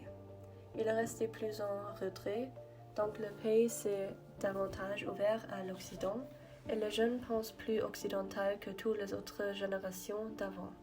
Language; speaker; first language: French; non-native, learner; German